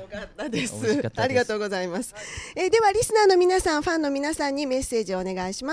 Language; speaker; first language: Japanese; native; Japanese